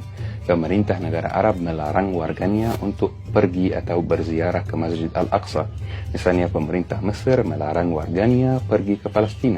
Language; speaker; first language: Indonesian; non-native, fluent; Arabic